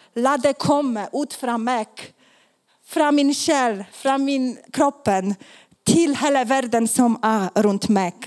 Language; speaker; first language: Swedish; non-native, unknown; Polish